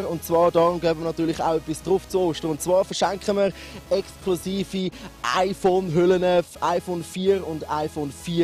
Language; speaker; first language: German; native; German